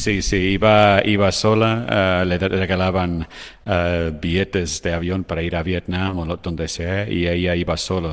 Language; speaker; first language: Spanish; non-native, fluent; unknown